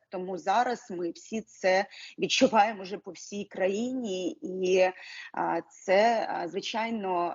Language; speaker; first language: Ukrainian; non-native, local second language; Russian